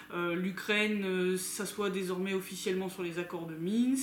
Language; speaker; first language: French; native; French